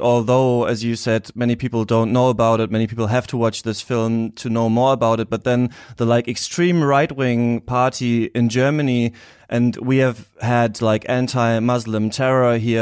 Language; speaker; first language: English; non-native, fluent; German